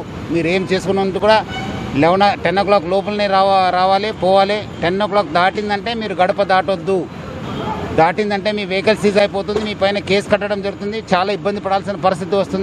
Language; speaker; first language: Telugu; native; Telugu